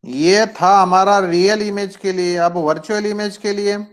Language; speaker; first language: Hindi; non-native, local second language; Marathi